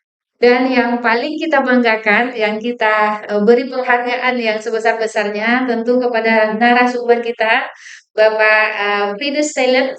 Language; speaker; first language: Indonesian; native; Indonesian